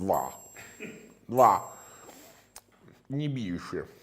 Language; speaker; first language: Ukrainian; non-native, learner; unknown